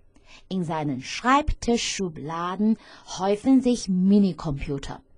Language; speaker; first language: German; non-native, fluent; Chinese